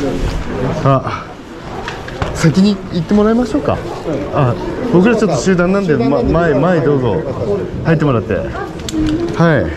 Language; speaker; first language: Japanese; native; Japanese